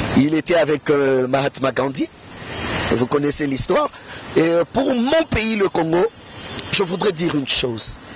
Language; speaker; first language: French; non-native, local second language; Lingala